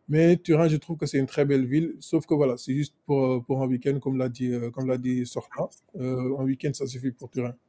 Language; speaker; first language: French; non-native, local second language; Wolof